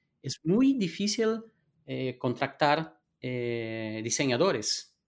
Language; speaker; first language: Spanish; non-native, fluent; Portuguese